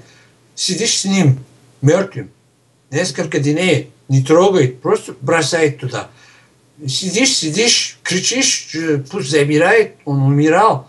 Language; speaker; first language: Russian; non-native, local second language; Uzbek